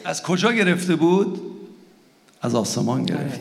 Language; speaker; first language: Persian; native; Persian